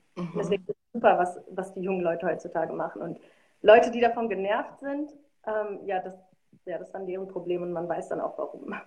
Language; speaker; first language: German; early bilingual, other home language; Arabic